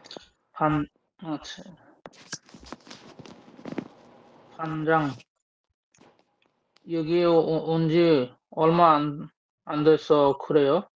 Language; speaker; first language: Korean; non-native, learner; Bangla